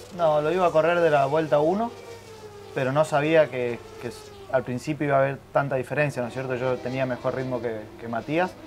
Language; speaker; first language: Spanish; native; Spanish